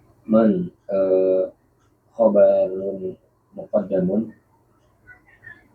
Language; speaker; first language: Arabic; non-native, learner; Indonesian